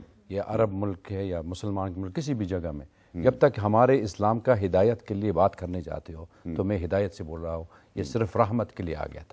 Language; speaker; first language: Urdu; non-native, learner; Arabic